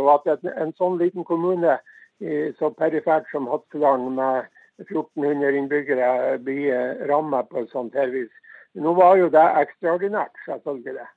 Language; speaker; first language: Norwegian; native; Norwegian